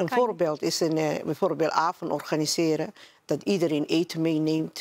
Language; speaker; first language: Dutch; non-native, learner; Somali